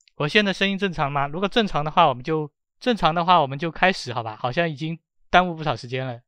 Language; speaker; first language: Chinese; native; Chinese